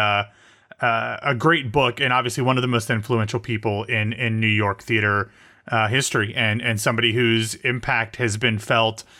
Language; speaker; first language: English; native; English